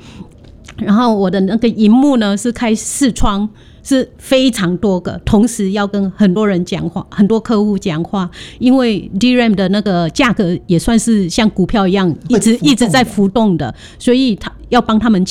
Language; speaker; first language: Chinese; non-native, fluent; Hakka Chinese